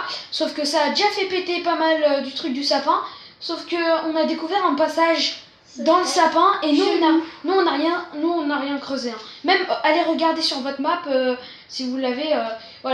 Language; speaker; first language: French; native; French